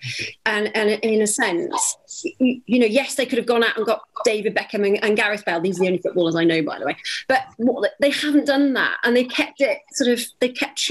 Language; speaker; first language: English; native; English